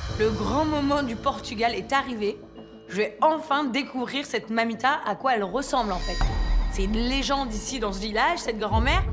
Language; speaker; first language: French; native; French